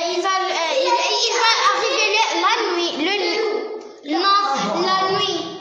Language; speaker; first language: French; non-native, learner; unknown